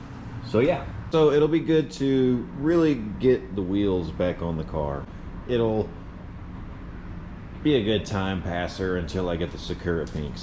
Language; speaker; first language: English; native; English